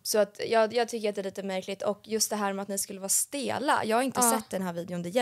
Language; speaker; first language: Swedish; native; Swedish